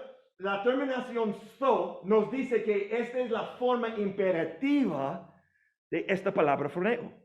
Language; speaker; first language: Spanish; non-native, fluent; English